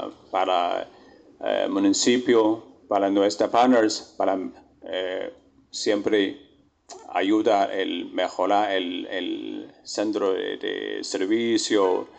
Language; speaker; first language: Spanish; non-native, learner; Chinese